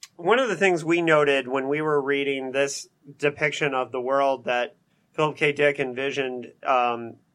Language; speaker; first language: English; native; English